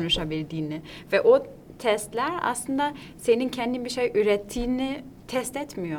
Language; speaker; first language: Turkish; non-native, fluent; German